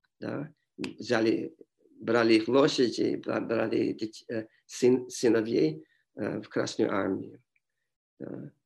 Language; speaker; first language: Russian; non-native, fluent; English